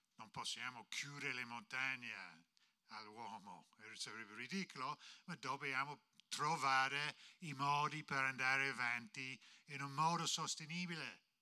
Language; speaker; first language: Italian; non-native, fluent; English